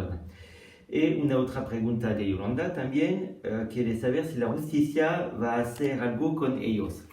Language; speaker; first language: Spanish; non-native, learner; French